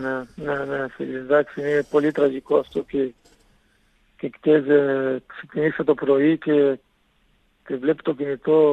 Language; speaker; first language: Greek; non-native, learner; Portuguese